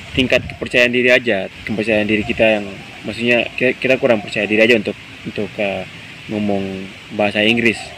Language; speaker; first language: Indonesian; non-native, local second language; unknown